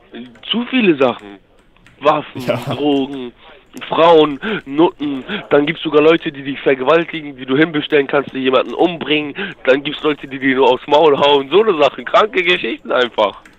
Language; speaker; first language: German; native; German